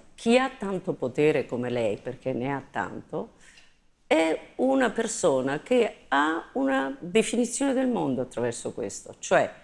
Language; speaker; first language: Italian; native; Italian